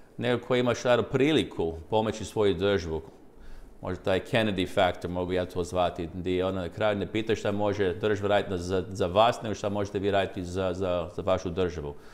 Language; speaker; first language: Croatian; early bilingual, heritage; Croatian